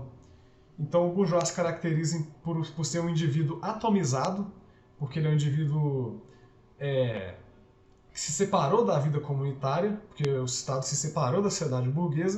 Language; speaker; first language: Portuguese; native; Portuguese